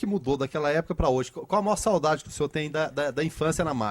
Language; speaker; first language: Portuguese; native; Portuguese